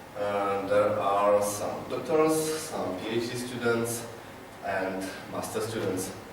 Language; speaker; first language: English; non-native, learner; Czech